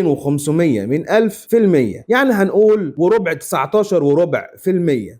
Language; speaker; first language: Arabic; native; Arabic